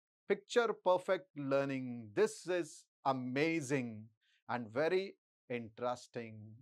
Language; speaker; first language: English; non-native, local second language; Telugu